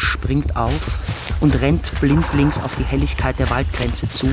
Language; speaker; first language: German; native; German